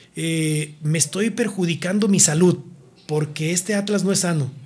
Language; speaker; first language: Spanish; native; Spanish